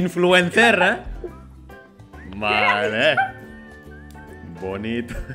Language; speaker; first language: Spanish; non-native, fluent; Indonesian